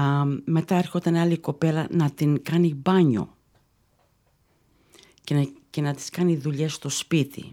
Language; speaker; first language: Greek; early bilingual, heritage; Greek